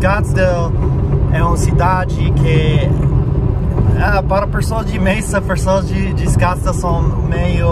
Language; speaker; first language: Portuguese; non-native, fluent; English